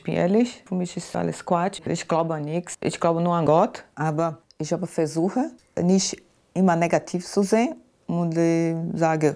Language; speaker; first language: German; non-native, learner; Portuguese